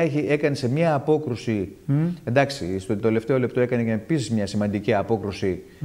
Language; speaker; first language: Greek; native; Greek